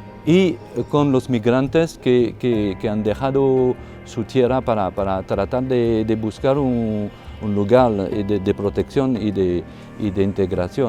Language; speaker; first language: Spanish; non-native, fluent; French